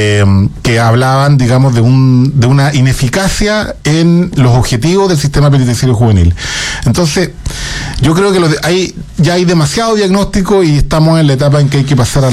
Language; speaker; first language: Spanish; native; Spanish